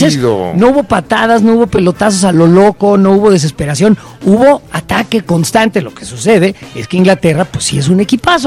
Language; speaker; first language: Spanish; native; Spanish